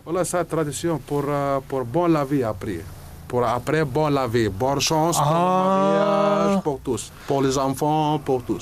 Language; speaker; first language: French; non-native, learner; Arabic